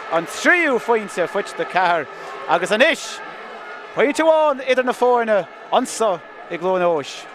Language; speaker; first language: Irish; native; Irish